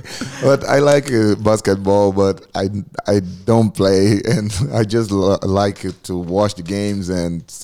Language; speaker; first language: English; non-native, learner; Portuguese